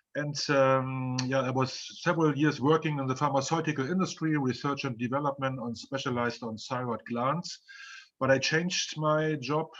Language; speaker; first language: English; non-native, fluent; German